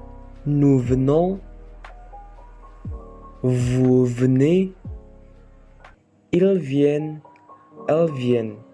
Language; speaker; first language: French; non-native, learner; Indonesian